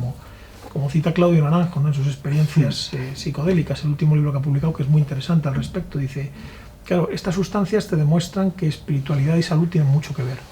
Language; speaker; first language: Spanish; native; Spanish